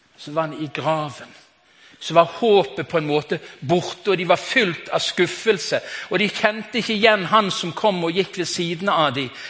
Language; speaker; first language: Norwegian; native; Norwegian